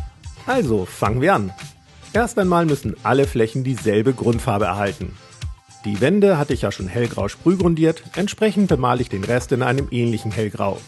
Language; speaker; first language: German; native; German